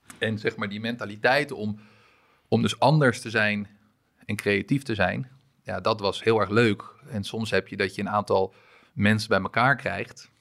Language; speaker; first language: Dutch; early bilingual, other home language; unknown